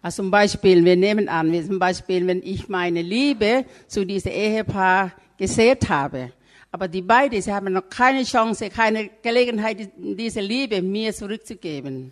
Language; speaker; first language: German; non-native, fluent; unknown